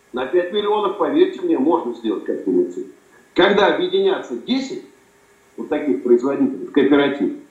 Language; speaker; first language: Russian; native; Russian